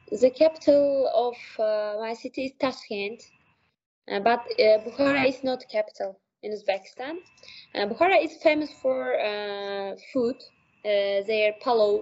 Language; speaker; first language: English; non-native, learner; Uzbek